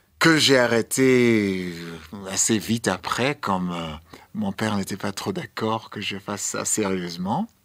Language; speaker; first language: French; non-native, fluent; English